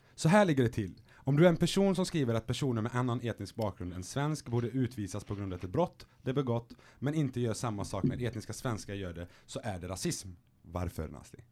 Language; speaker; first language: Swedish; early bilingual, other home language; Arabic